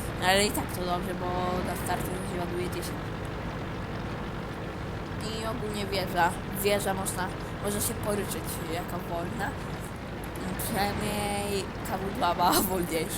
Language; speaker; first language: Polish; native; Polish